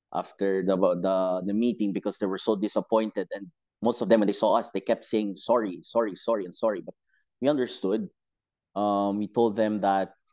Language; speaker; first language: English; non-native, local second language; Cebuano